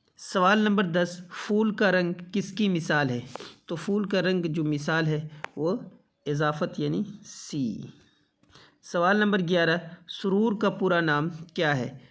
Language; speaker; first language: Urdu; native; Urdu